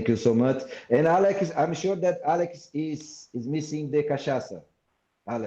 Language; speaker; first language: English; non-native, fluent; Portuguese